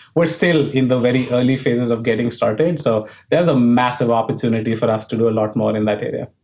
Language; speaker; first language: English; non-native, local second language; Hindi